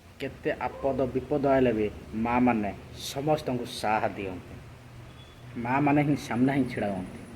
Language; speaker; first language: Odia; non-native, local second language; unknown